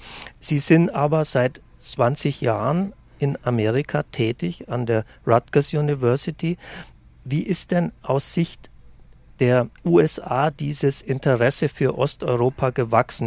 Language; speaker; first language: German; native; German